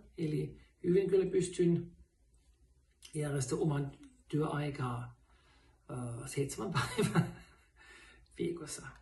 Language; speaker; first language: Finnish; non-native, fluent; German